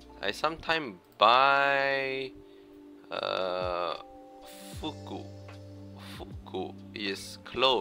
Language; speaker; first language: English; non-native, learner; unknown